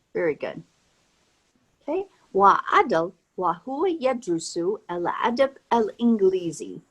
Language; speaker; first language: Arabic; non-native, fluent; English